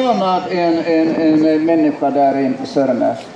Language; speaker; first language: Swedish; non-native, fluent; Finnish